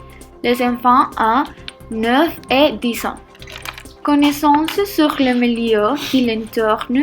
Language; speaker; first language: French; non-native, learner; Spanish